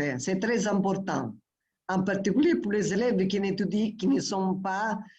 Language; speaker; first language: French; non-native, fluent; Italian